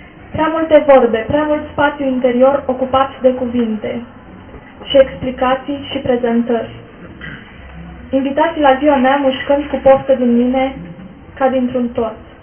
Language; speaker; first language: Romanian; native; Romanian